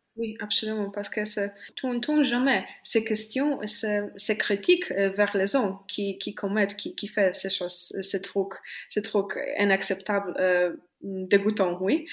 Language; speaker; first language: French; non-native, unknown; Polish